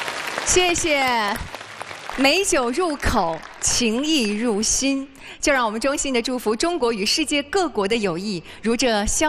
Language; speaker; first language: Chinese; native; Chinese